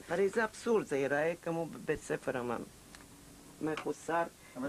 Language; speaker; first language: Hebrew; non-native, fluent; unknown